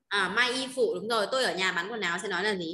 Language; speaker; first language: Vietnamese; native; Vietnamese